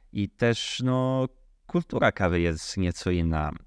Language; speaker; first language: Polish; early bilingual, heritage; Polish